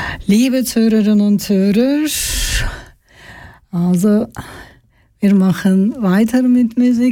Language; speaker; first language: German; non-native, learner; Georgian